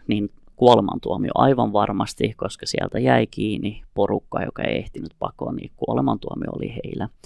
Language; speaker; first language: Finnish; early bilingual, other home language; Kurdish